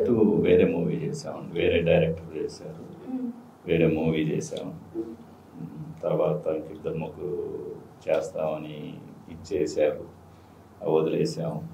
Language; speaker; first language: Telugu; native; Telugu